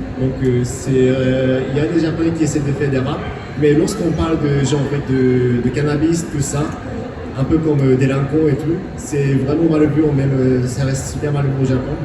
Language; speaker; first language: French; non-native, fluent; Japanese